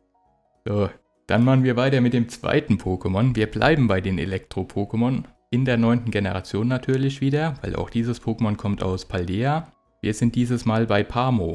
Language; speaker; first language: German; native; German